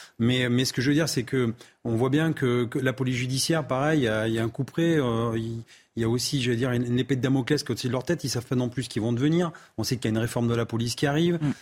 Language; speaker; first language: French; native; French